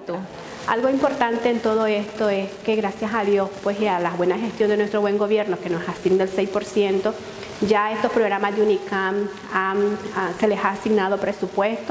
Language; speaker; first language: Spanish; native; Spanish